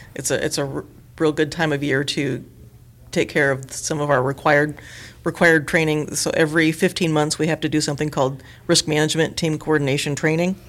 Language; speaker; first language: English; native; English